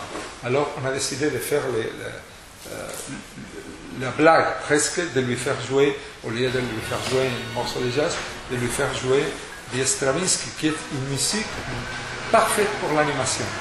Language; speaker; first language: French; non-native, fluent; Spanish